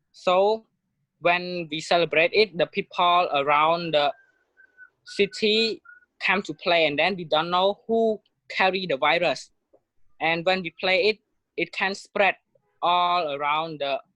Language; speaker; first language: English; non-native, learner; Khmer